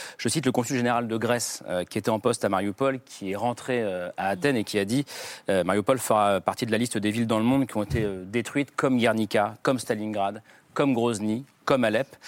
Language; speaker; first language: French; native; French